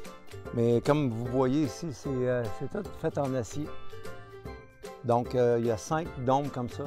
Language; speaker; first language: French; native; French